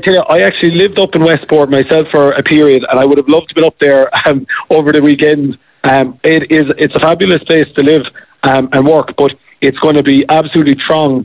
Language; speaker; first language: English; native; English